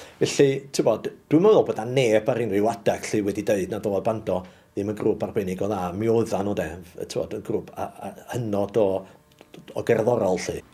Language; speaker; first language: Welsh; native; Welsh